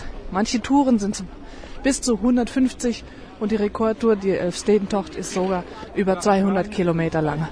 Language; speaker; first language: German; native; German